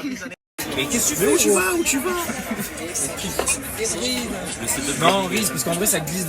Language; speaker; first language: French; native; French